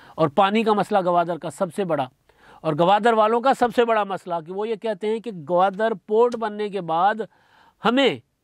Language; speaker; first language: Urdu; non-native, local second language; Sindhi